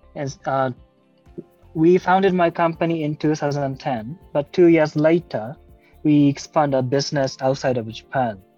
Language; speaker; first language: English; non-native, fluent; Japanese